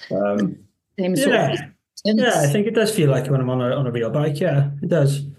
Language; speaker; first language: English; native; English